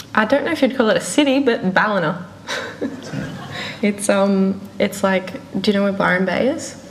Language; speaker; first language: English; native; English